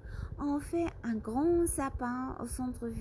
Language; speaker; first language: French; non-native, fluent; Arabic